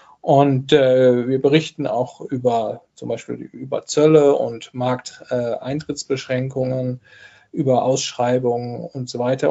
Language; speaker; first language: German; native; German